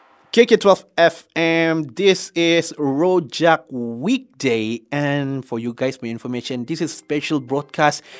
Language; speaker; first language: English; non-native, local second language; Malay